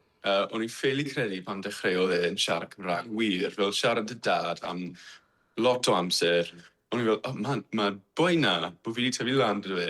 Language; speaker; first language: Welsh; non-native, learner; English